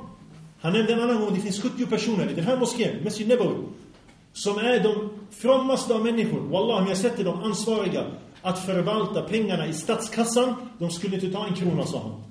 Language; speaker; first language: Swedish; early bilingual, other home language; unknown